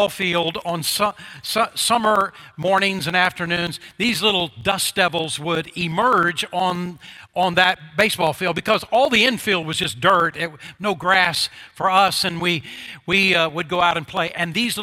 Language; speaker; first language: English; native; English